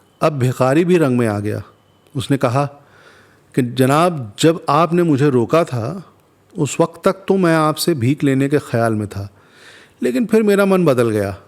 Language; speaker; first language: Urdu; non-native, local second language; Hindi